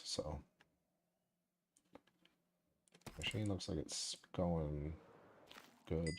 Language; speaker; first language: English; native; English